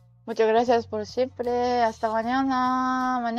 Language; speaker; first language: Spanish; non-native, learner; Japanese